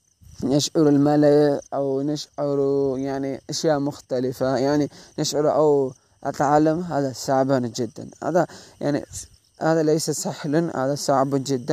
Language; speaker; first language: Arabic; non-native, learner; Malay